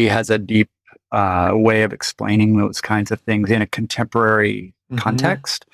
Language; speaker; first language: English; native; English